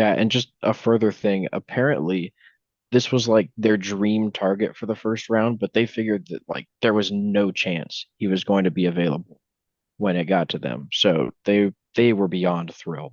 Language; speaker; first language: English; native; English